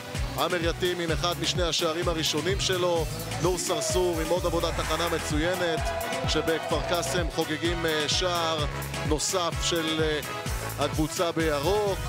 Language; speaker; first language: Hebrew; native; Hebrew